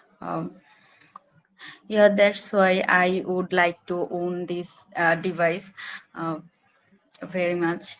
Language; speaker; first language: English; non-native, learner; Bangla